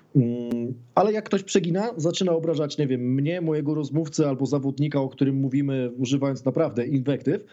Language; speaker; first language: Polish; native; Polish